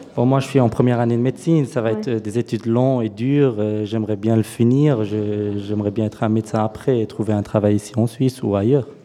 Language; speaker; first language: French; non-native, fluent; Arabic